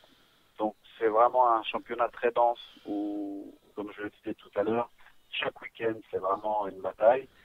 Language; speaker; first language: French; native; French